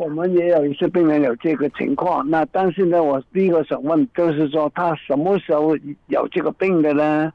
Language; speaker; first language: Chinese; native; Chinese